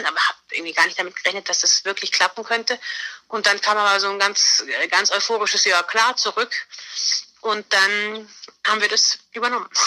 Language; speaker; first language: German; native; German